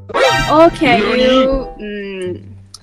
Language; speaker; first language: English; non-native, learner; Chinese